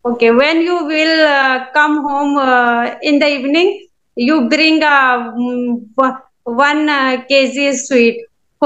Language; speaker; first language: English; non-native, learner; Hindi